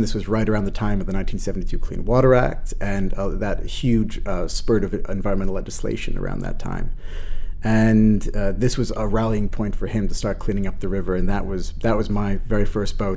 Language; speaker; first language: English; native; English